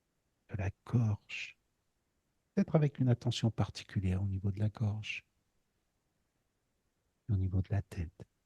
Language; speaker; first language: French; native; French